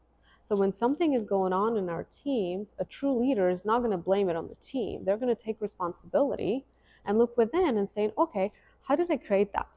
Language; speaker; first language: English; non-native, fluent; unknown